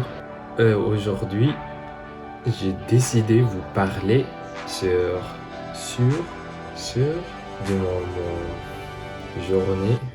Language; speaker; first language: French; non-native, fluent; English